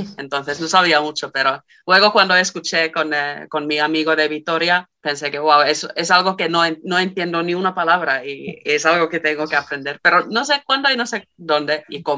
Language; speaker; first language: Spanish; non-native, fluent; Finnish